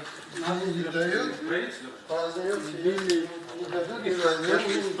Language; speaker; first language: Russian; non-native, learner; Tajik